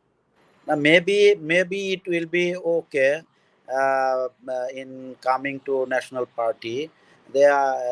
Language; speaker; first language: English; non-native, learner; Bangla